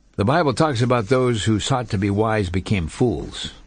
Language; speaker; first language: English; native; English